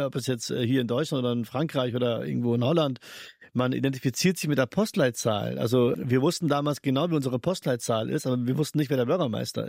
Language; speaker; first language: German; early bilingual, other home language; Albanian